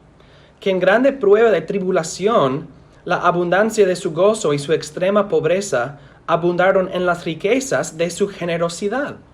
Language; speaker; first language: Spanish; non-native, fluent; English